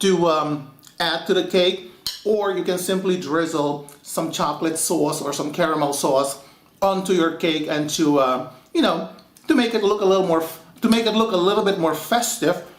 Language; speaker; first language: English; non-native, fluent; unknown